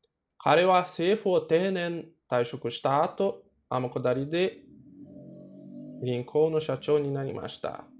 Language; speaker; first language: Japanese; non-native, learner; Portuguese